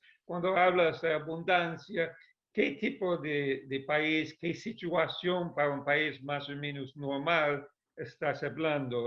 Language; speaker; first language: Spanish; non-native, fluent; English